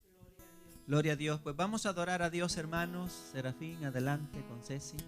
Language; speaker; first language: Spanish; native; Spanish